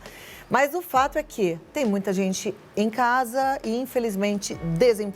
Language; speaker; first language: Portuguese; native; Portuguese